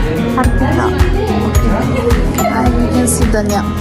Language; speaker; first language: English; non-native, learner; Kannada